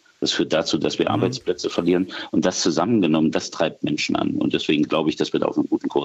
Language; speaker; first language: German; native; German